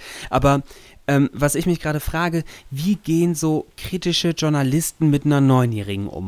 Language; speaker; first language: German; native; German